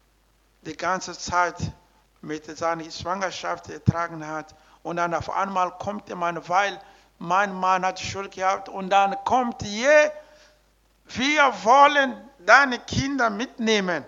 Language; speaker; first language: German; non-native, learner; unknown